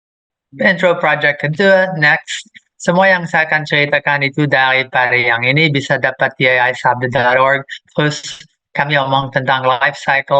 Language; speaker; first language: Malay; non-native, fluent; English